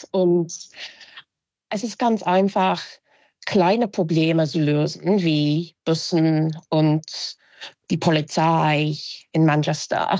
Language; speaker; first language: German; non-native, fluent; English